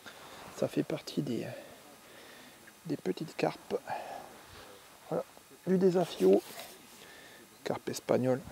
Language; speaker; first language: French; native; French